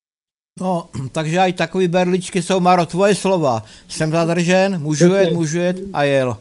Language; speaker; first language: Czech; native; Czech